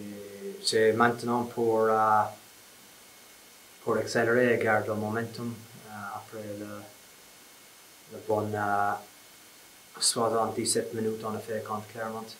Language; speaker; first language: French; non-native, fluent; English